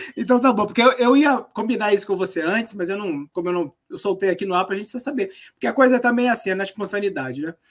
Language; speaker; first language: Portuguese; native; Portuguese